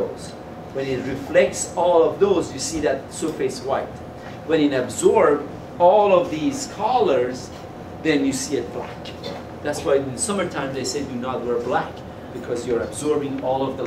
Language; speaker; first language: English; non-native, fluent; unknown